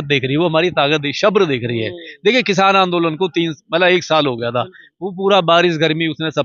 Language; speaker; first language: Hindi; native; Hindi